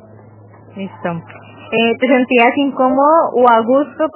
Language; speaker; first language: Spanish; native; Spanish